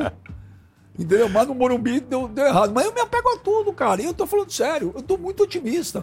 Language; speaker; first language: Portuguese; native; Portuguese